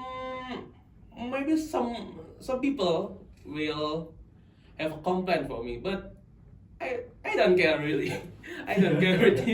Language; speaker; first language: English; non-native, local second language; Indonesian